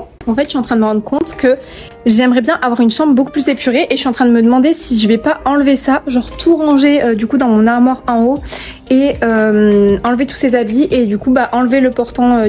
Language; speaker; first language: French; native; French